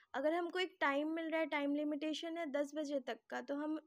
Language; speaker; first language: Hindi; non-native, local second language; Odia